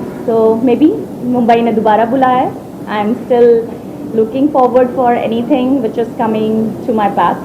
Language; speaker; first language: Hindi; native; Hindi